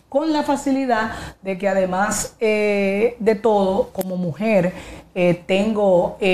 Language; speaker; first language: Spanish; native; Spanish